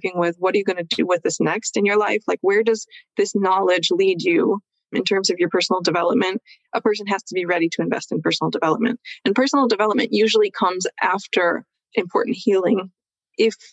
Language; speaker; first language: English; native; English